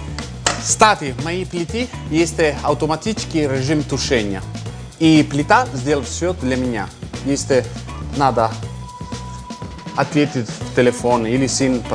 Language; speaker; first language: Russian; non-native, fluent; Italian